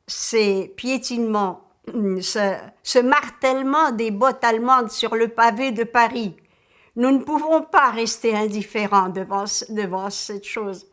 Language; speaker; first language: French; early bilingual, other home language; Russian